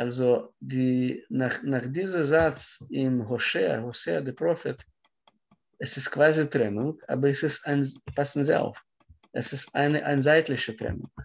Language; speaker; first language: German; non-native, fluent; Russian